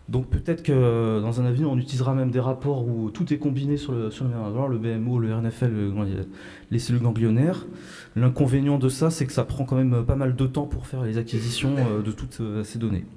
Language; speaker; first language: French; native; French